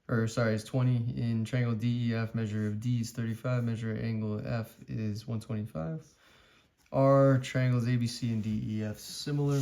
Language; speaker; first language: English; native; English